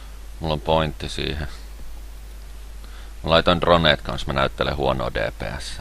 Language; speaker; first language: Finnish; native; Finnish